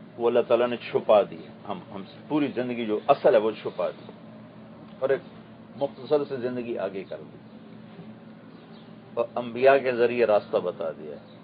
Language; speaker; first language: Urdu; non-native, local second language; Punjabi